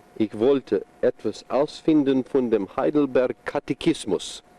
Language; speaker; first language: German; early bilingual, other home language; English